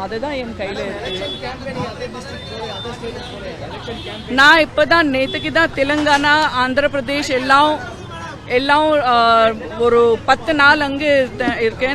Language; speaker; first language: Tamil; non-native, fluent; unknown